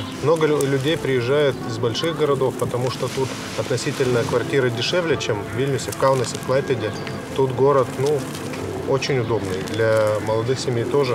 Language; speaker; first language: Russian; native; Russian